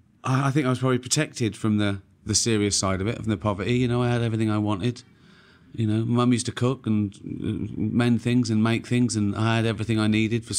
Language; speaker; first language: English; native; English